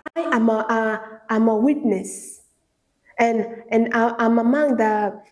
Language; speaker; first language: English; non-native, local second language; Swahili